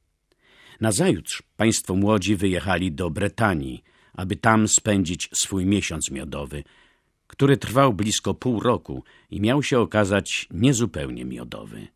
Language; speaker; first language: Polish; native; Polish